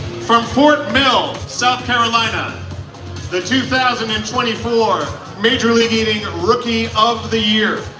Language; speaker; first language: English; native; English